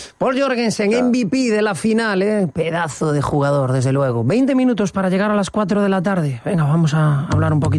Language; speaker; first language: Spanish; native; Spanish